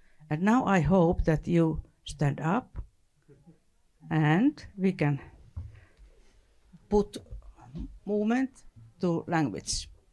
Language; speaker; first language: English; non-native, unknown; Finnish